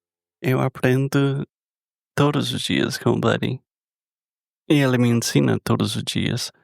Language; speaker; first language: Portuguese; non-native, fluent; English